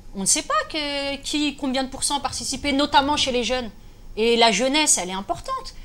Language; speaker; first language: French; native; French